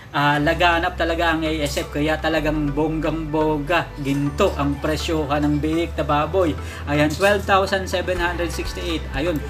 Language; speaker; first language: Filipino; non-native, local second language; Bikol